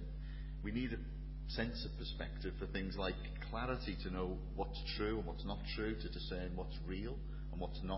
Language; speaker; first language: English; native; English